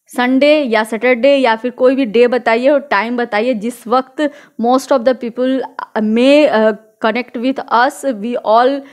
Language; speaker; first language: Hindi; native; Hindi